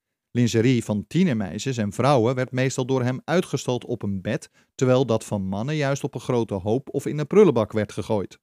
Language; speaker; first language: Dutch; native; Dutch